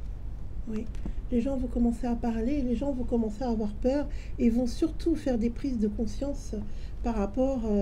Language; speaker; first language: French; native; French